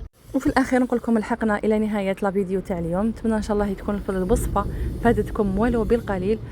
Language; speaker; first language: Arabic; native; Arabic